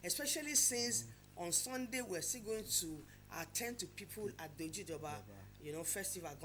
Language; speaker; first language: English; non-native, local second language; Yoruba